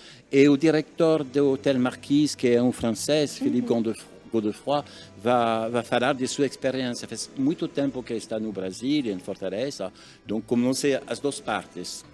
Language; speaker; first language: Portuguese; non-native, learner; French